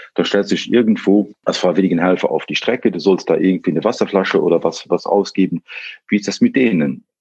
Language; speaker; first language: German; non-native, local second language; Luxembourgish